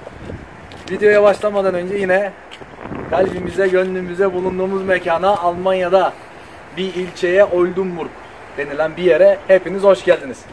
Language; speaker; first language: Turkish; native; Turkish